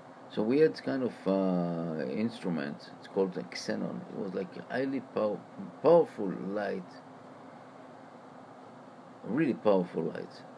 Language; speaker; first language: English; non-native, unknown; Hebrew